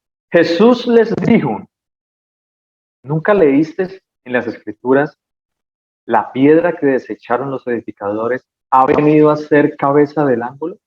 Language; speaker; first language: Spanish; native; Spanish